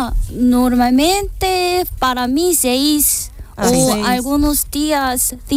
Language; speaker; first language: Spanish; non-native, learner; Korean